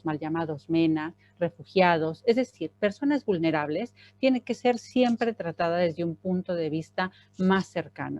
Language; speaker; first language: Spanish; native; Spanish